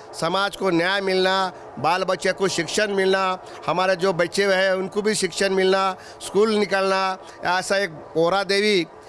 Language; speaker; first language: Hindi; non-native, local second language; Lambadi